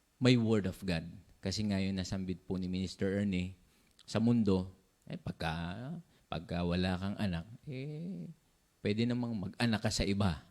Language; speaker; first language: Filipino; native; Filipino